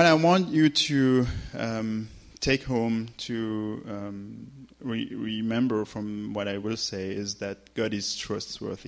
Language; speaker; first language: English; non-native, fluent; French